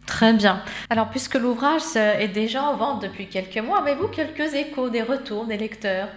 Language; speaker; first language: French; native; French